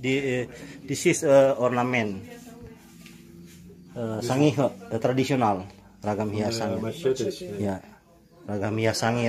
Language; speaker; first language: Indonesian; native; Indonesian